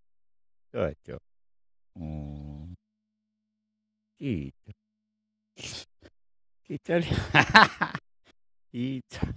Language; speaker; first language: English; non-native, learner; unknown